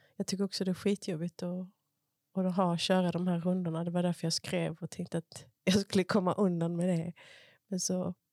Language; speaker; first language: Swedish; early bilingual, other home language; Spanish